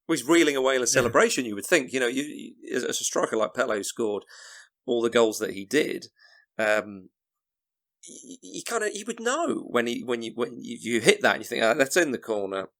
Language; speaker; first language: English; native; English